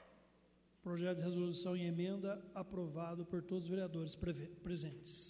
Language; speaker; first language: Portuguese; native; Portuguese